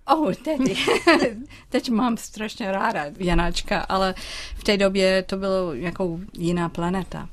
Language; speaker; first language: Czech; non-native, fluent; English